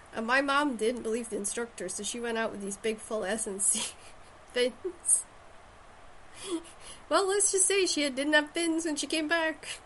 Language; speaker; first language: English; native; English